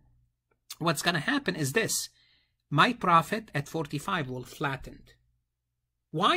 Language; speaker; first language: English; non-native, fluent; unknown